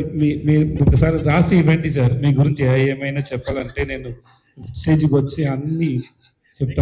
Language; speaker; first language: Telugu; non-native, learner; Tamil